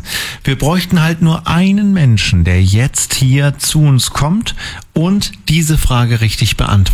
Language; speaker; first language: German; native; German